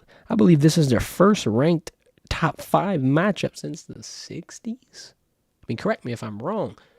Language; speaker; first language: English; native; English